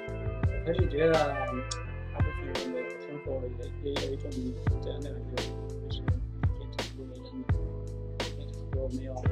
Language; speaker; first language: Chinese; non-native, learner; Spanish